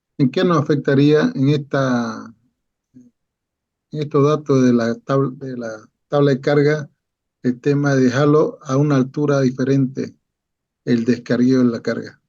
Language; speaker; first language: Spanish; native; Spanish